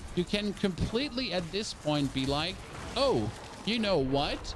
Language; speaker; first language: English; non-native, fluent; German